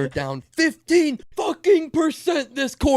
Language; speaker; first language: English; native; English